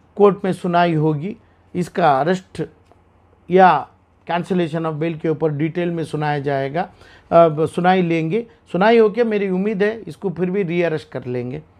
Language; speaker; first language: Hindi; non-native, local second language; Urdu